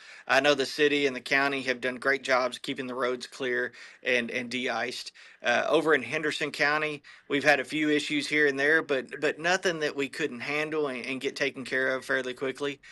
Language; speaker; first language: English; native; English